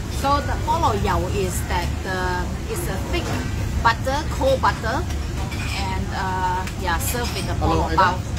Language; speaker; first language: English; non-native, local second language; Cantonese